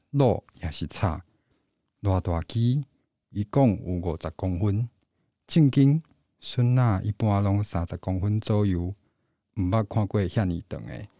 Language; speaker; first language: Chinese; native; Chinese